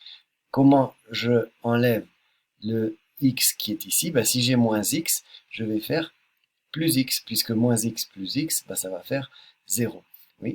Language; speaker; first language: French; native; French